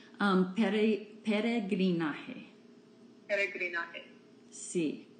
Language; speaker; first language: Spanish; non-native, fluent; English